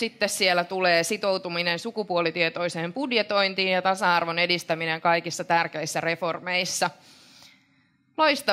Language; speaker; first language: Finnish; native; Finnish